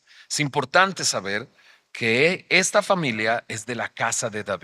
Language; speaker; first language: Spanish; native; Spanish